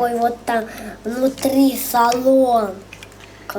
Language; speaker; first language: Russian; early bilingual, heritage; Russian